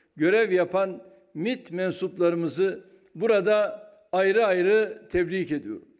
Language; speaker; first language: Turkish; native; Turkish